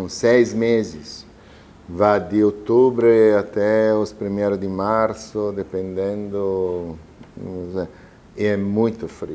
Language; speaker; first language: Portuguese; non-native, fluent; Italian